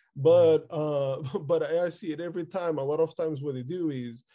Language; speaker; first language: English; non-native, fluent; Portuguese